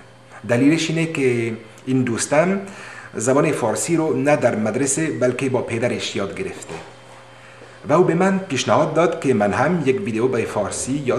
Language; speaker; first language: Persian; non-native, learner; French